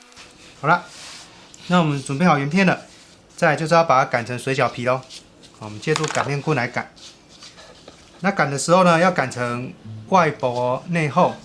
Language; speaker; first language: Chinese; native; Chinese